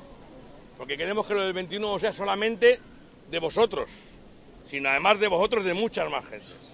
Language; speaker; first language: Spanish; native; Spanish